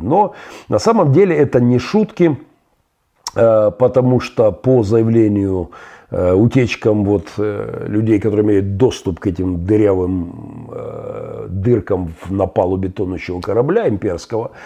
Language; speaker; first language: Russian; native; Russian